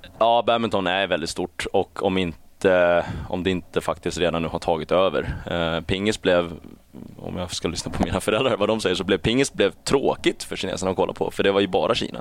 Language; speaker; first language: Swedish; early bilingual, other home language; Chinese